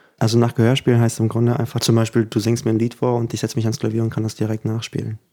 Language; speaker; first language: German; early bilingual, other home language; Ukrainian